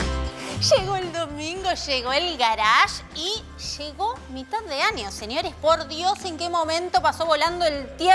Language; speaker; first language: Spanish; native; Spanish